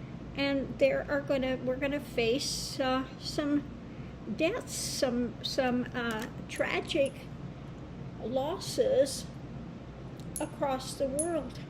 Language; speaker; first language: English; native; English